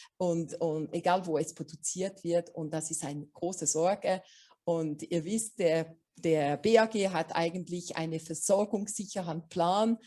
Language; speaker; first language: German; non-native, local second language; French